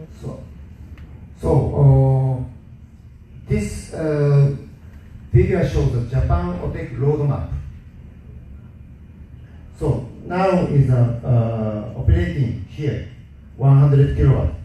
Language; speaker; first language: English; non-native, learner; Japanese